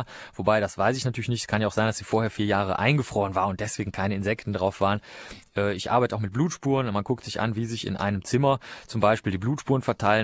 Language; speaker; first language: German; native; German